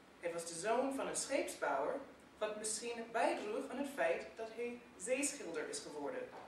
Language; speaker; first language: Dutch; non-native, fluent; English